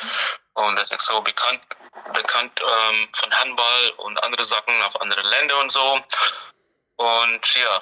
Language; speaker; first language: German; non-native, fluent; English